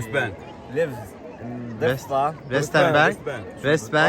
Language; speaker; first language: English; non-native, learner; Turkish